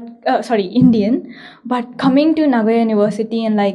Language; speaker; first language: English; non-native, local second language; Hindi